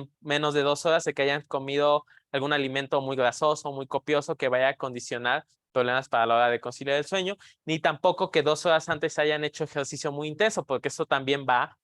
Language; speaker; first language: Spanish; native; Spanish